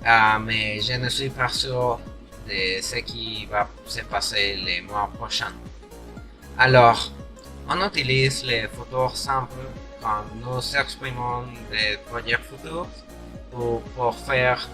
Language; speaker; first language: French; non-native, learner; Spanish